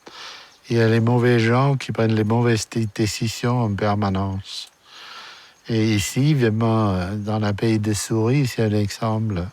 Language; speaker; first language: French; non-native, fluent; German